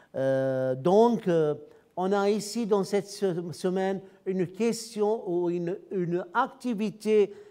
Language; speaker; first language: French; non-native, fluent; Arabic